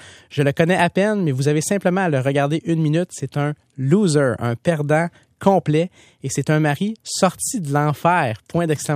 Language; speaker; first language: French; native; French